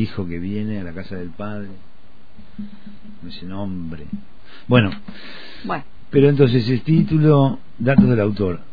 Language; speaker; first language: Spanish; native; Spanish